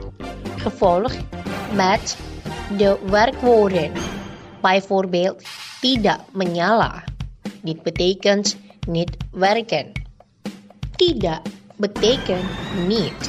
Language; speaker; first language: Dutch; non-native, learner; Indonesian